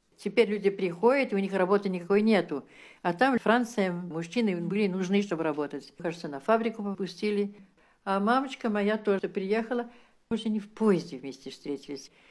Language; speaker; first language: Russian; early bilingual, heritage; Russian